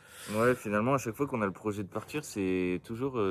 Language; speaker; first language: French; native; French